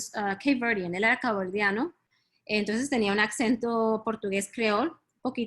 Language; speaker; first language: Spanish; early bilingual, heritage; Spanish